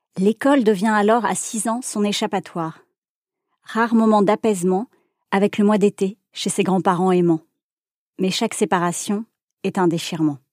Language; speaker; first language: French; native; French